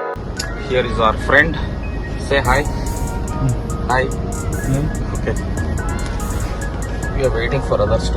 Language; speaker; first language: English; non-native, local second language; Kannada